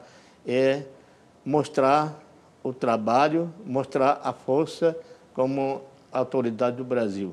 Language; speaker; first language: Portuguese; non-native, local second language; Yanomámi